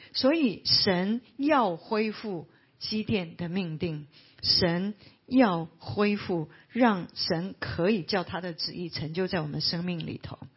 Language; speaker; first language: Chinese; native; Chinese